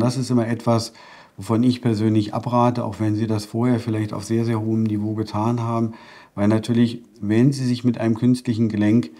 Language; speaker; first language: German; native; German